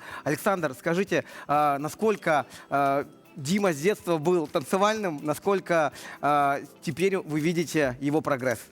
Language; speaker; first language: Russian; native; Russian